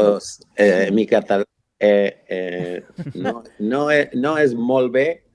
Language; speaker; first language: Spanish; non-native, fluent; Hebrew